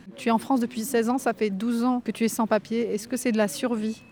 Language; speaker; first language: French; native; French